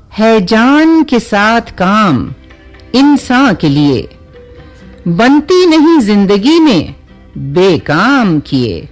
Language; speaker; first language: Urdu; native; Urdu